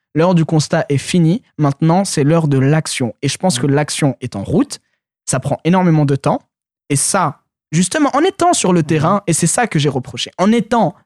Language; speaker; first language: French; early bilingual, other home language; Arabic